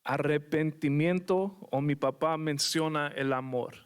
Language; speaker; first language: Spanish; early bilingual, heritage; Spanish